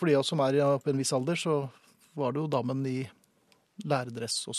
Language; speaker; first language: Norwegian; native; Norwegian